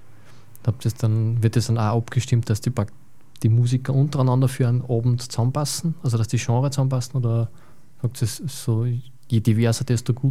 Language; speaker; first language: German; native; German